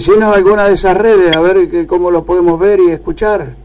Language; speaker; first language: Spanish; native; Spanish